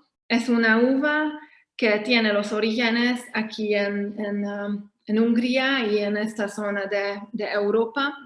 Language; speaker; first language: Spanish; non-native, fluent; Hungarian